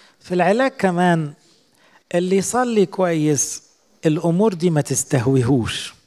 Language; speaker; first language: Arabic; native; Arabic